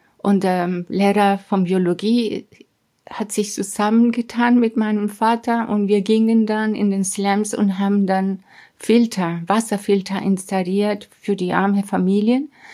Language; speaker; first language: German; non-native, fluent; Spanish